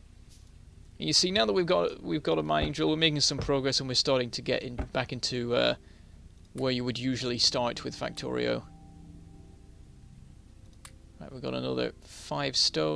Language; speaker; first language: English; native; English